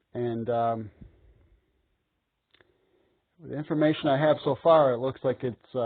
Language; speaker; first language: English; native; English